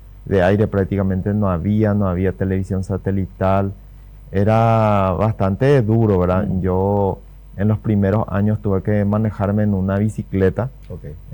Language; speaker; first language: Spanish; native; Spanish